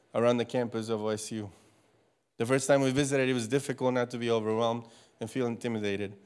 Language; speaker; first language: English; non-native, fluent; Spanish